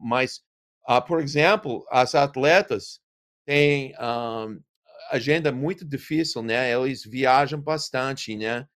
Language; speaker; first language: Portuguese; non-native, learner; English